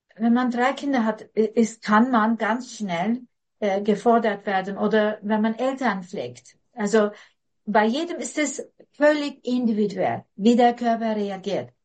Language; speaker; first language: German; non-native, fluent; Turkish